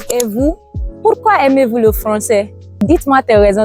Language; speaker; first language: French; non-native, fluent; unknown